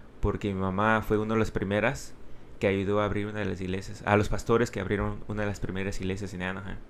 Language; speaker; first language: Spanish; early bilingual, heritage; Spanish